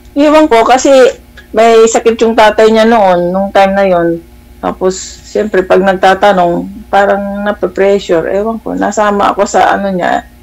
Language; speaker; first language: Filipino; non-native, local second language; Iloko